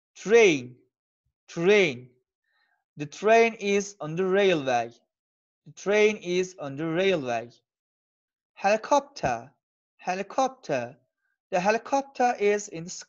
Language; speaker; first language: English; non-native, fluent; Turkish